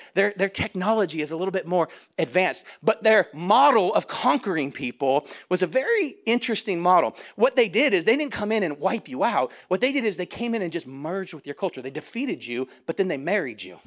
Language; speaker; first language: English; native; English